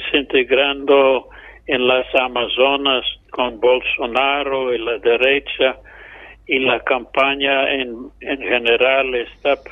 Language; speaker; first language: Spanish; non-native, fluent; English